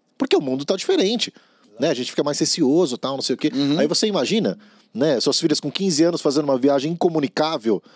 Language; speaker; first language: Portuguese; native; Portuguese